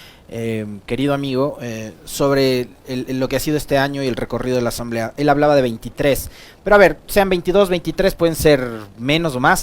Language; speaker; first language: Spanish; native; Spanish